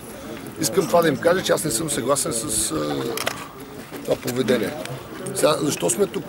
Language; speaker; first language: Bulgarian; native; Bulgarian